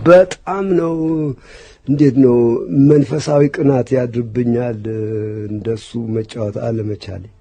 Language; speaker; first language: Amharic; non-native, local second language; Tigrinya